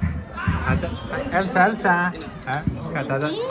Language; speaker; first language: Indonesian; non-native, learner; Catalan